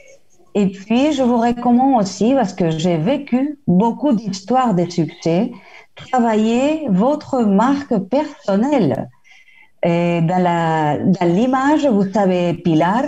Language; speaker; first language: French; non-native, fluent; Spanish